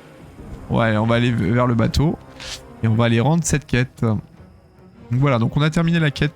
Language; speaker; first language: French; native; French